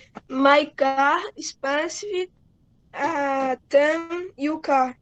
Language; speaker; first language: English; non-native, learner; Portuguese